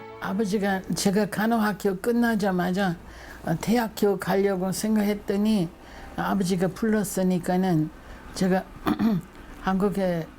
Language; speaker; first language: Korean; non-native, fluent; English